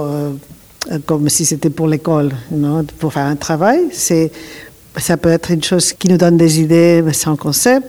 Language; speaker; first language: French; non-native, learner; Catalan